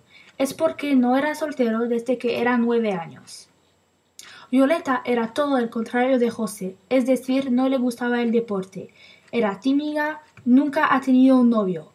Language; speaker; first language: Spanish; non-native, learner; French